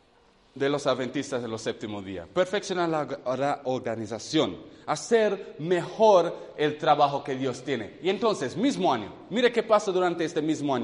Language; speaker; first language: Spanish; non-native, fluent; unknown